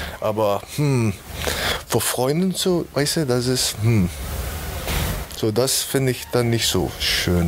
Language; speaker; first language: German; non-native, learner; Dutch